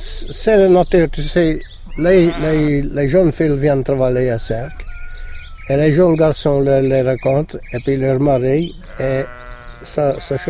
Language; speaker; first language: French; non-native, local second language; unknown